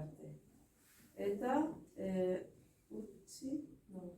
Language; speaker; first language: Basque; non-native, learner; Spanish